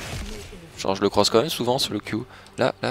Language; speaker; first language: French; native; French